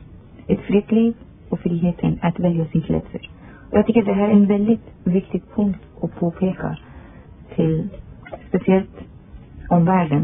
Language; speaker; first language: Swedish; non-native, fluent; Persian